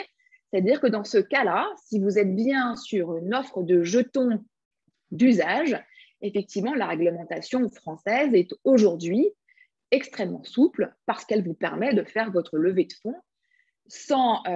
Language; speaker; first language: French; native; French